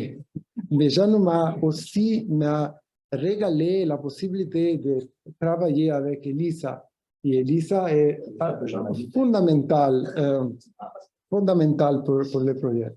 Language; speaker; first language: French; non-native, fluent; Italian